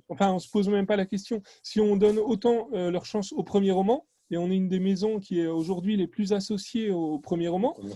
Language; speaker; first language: French; native; French